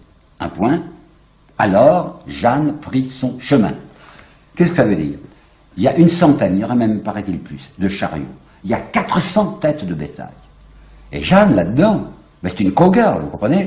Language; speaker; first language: French; native; French